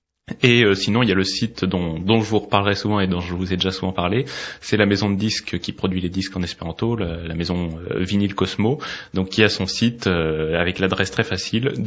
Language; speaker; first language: French; native; French